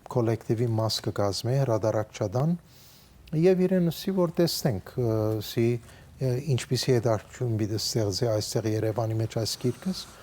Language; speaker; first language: Armenian; early bilingual, heritage; Armenian